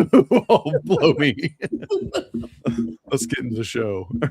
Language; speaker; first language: English; native; English